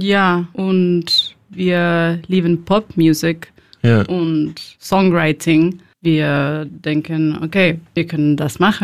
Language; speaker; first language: German; non-native, learner; Spanish